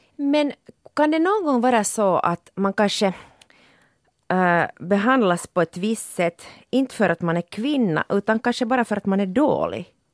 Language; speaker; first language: Swedish; native; Swedish